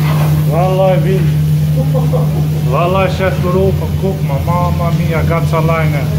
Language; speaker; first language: German; non-native, learner; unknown